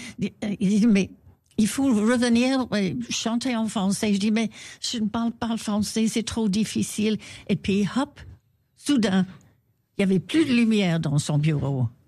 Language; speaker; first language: French; non-native, fluent; English